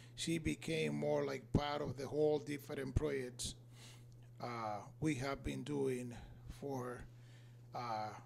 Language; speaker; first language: English; non-native, fluent; Spanish